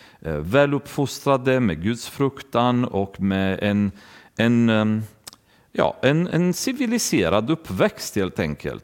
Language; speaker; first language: Swedish; non-native, fluent; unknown